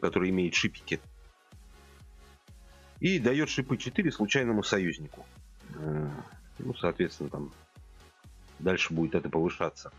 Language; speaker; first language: Russian; native; Russian